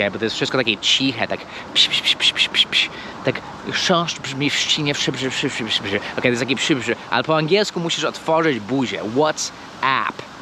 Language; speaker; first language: Polish; non-native, fluent; English